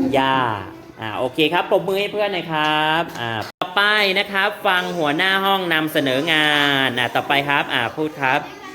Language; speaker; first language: Thai; non-native, local second language; Northern Khmer